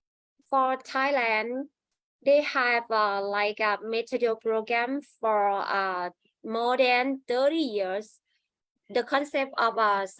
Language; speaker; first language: English; non-native, learner; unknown